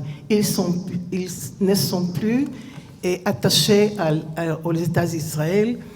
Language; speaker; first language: French; non-native, fluent; Hebrew